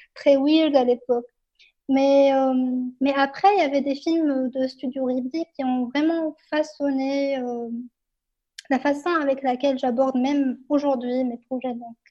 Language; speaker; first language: French; non-native, local second language; Arabic